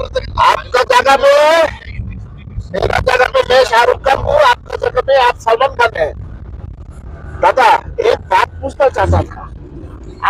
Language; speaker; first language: Hindi; non-native, learner; Bangla